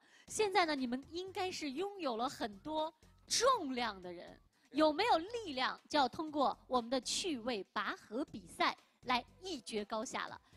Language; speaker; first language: Chinese; native; Chinese